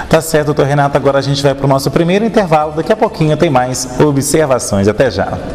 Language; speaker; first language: Portuguese; native; Portuguese